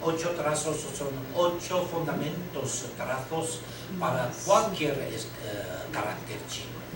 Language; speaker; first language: Spanish; non-native, learner; Chinese